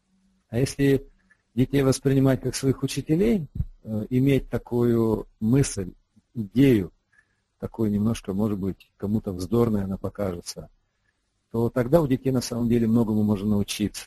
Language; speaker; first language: Russian; native; Russian